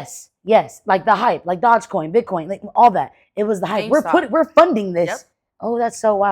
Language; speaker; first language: English; native; English